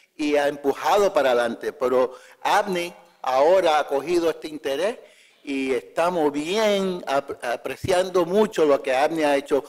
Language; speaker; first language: Spanish; early bilingual, heritage; Spanish